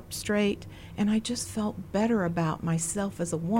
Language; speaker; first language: English; native; English